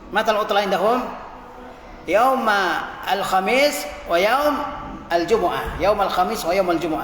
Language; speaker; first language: Arabic; non-native, fluent; Indonesian